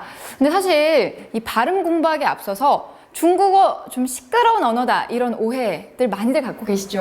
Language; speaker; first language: Korean; native; Korean